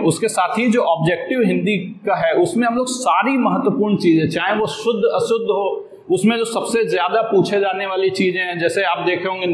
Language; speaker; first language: Hindi; native; Hindi